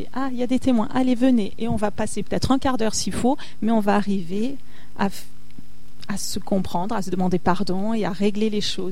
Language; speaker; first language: French; native; French